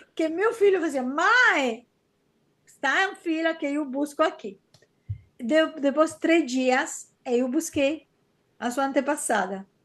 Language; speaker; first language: Portuguese; non-native, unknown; Italian